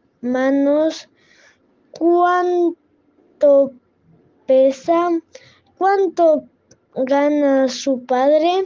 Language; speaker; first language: Spanish; non-native, learner; French